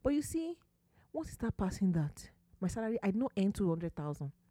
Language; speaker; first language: English; non-native, local second language; Yoruba